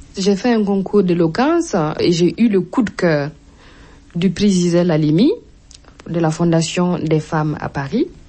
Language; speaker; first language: French; non-native, local second language; Mossi